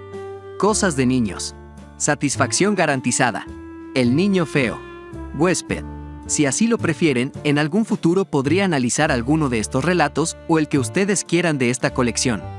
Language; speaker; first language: Spanish; native; Spanish